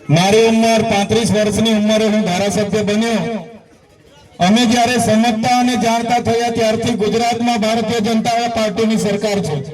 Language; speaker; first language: Gujarati; non-native, local second language; Bhili